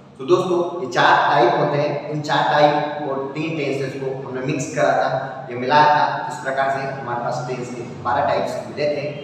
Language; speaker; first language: Hindi; native; Hindi